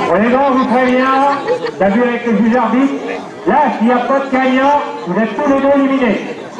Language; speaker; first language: French; native; French